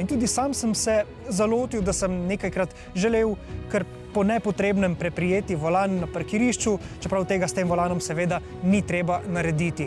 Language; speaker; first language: Slovenian; native; Slovenian